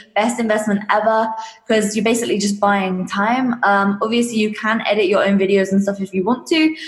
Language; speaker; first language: English; native; English